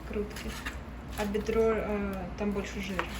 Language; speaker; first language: Russian; early bilingual, other home language; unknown